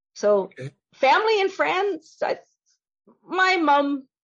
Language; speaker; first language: English; native; English